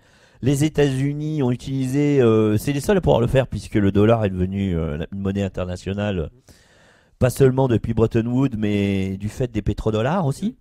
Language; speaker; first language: French; native; French